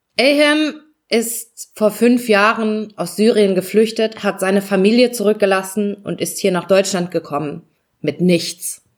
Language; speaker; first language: German; native; German